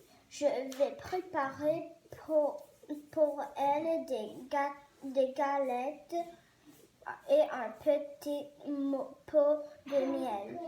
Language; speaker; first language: French; non-native, learner; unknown